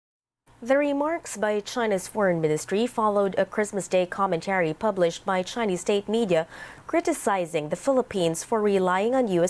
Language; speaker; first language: English; non-native, local second language; Filipino